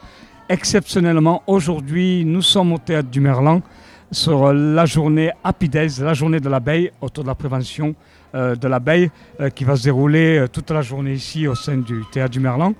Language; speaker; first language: French; native; French